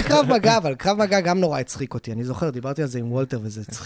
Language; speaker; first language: Hebrew; native; Hebrew